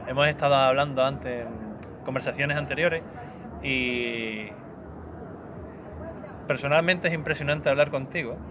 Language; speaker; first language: Spanish; native; Spanish